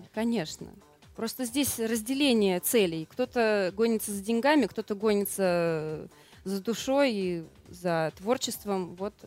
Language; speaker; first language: Russian; native; Russian